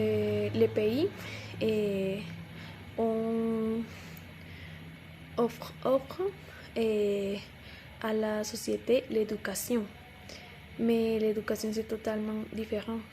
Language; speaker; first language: French; non-native, learner; Spanish